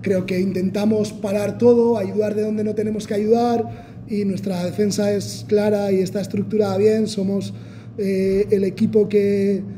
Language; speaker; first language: Spanish; non-native, local second language; Basque